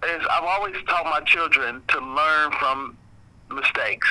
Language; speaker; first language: English; native; English